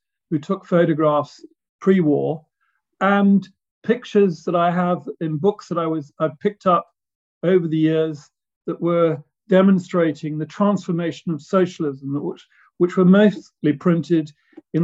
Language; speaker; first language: English; native; English